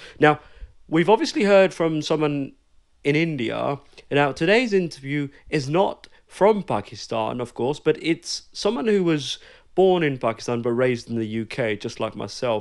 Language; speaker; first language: English; early bilingual, other home language; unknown